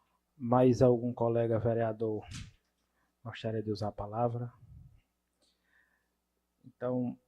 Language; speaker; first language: Portuguese; native; Portuguese